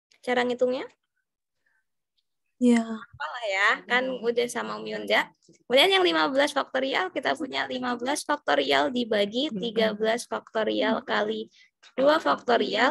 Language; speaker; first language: Indonesian; native; Indonesian